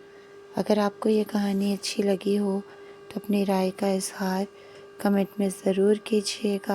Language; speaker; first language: Urdu; native; Urdu